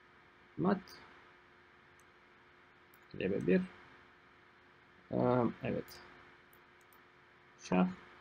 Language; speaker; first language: Turkish; non-native, fluent; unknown